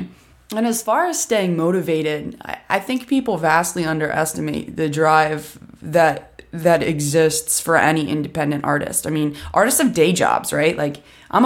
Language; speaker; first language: English; native; English